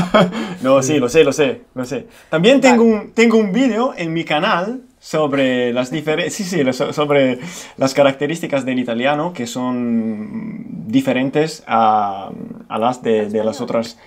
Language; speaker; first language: Spanish; non-native, fluent; Romanian